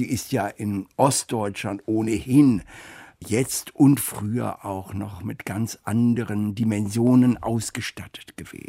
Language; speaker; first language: German; native; German